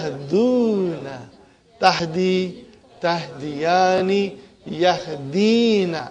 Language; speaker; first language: Arabic; non-native, fluent; Urdu